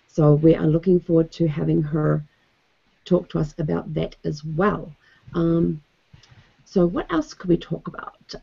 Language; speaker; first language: English; native; English